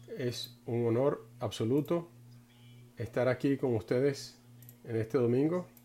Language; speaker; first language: Spanish; non-native, fluent; English